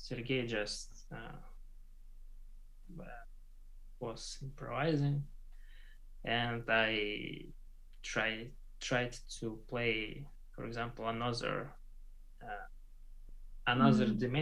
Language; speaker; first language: English; non-native, learner; Russian